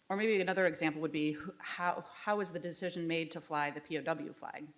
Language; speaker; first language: English; native; English